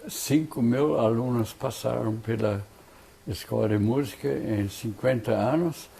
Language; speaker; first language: Portuguese; non-native, fluent; German